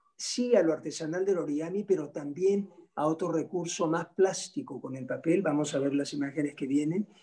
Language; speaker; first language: Spanish; native; Spanish